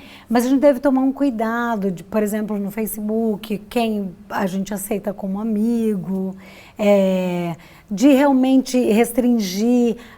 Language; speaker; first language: Portuguese; native; Portuguese